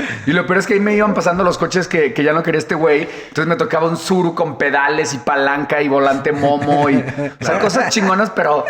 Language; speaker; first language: Spanish; native; Spanish